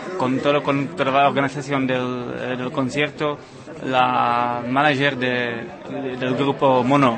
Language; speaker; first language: Spanish; non-native, fluent; Czech